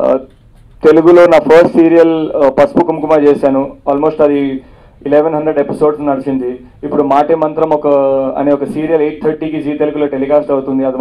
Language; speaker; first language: Telugu; non-native, local second language; Urdu